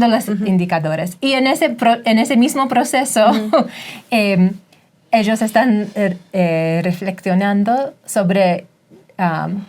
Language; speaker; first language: Spanish; non-native, fluent; English